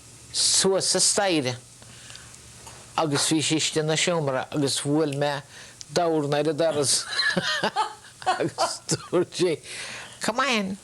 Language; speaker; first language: Irish; native; Irish